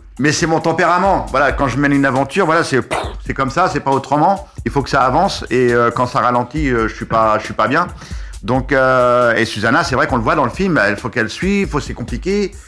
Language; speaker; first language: French; native; French